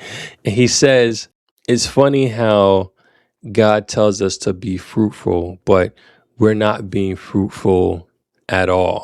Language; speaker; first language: English; native; English